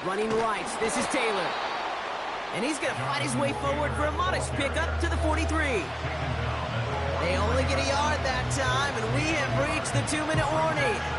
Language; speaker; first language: English; native; English